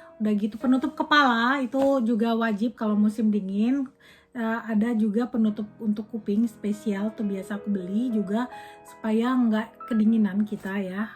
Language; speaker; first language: Indonesian; native; Indonesian